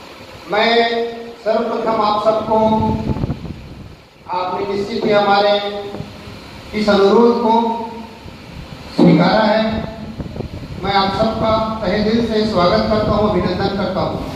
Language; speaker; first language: Hindi; native; Hindi